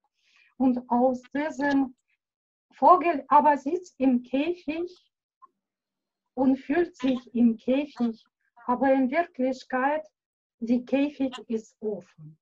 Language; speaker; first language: German; non-native, learner; Russian